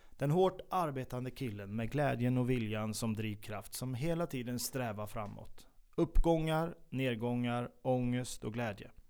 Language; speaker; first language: Swedish; native; Swedish